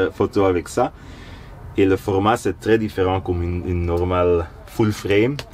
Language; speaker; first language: French; non-native, local second language; Dutch